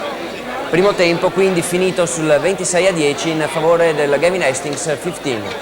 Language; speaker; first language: Italian; native; Italian